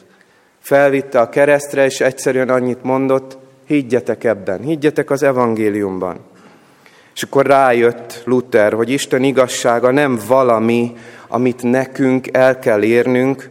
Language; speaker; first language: Hungarian; native; Hungarian